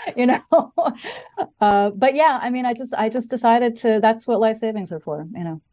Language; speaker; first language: English; native; English